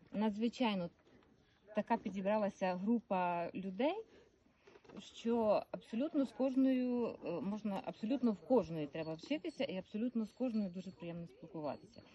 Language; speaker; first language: Ukrainian; native; Ukrainian